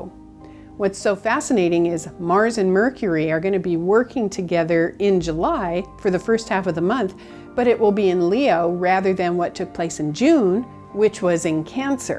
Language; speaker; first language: English; native; English